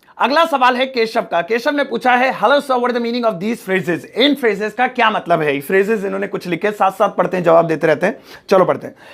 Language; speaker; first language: Hindi; native; Hindi